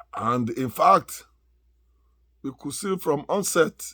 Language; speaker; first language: English; non-native, local second language; Yoruba